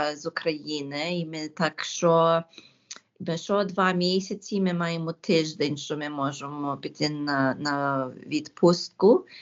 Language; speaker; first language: Ukrainian; early bilingual, heritage; Ukrainian